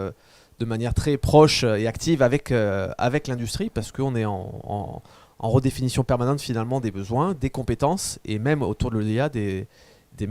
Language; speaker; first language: French; native; French